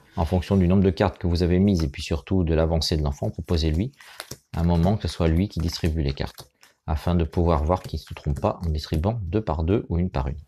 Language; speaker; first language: French; native; French